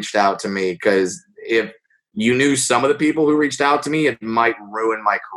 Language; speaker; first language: English; native; English